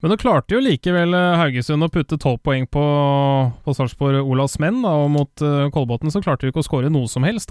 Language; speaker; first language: Norwegian; native; Norwegian